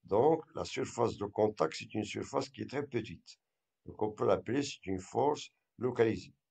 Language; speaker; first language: French; non-native, local second language; Arabic